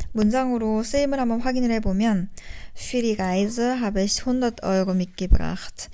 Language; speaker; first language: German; non-native, fluent; Korean